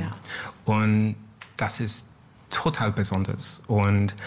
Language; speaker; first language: German; non-native, fluent; English